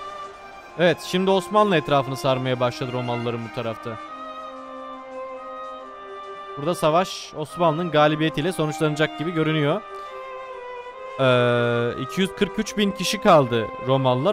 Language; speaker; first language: Turkish; native; Turkish